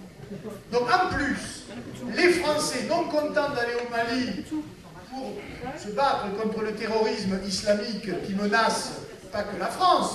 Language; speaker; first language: French; native; French